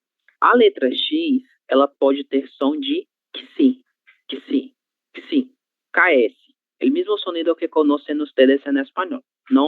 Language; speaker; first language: Spanish; non-native, learner; Portuguese